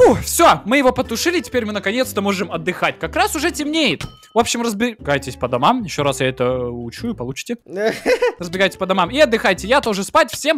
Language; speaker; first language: Russian; native; Russian